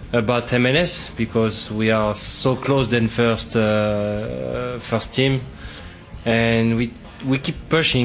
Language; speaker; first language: English; non-native, learner; French